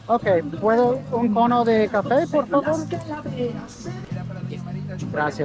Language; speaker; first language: Spanish; non-native, learner; English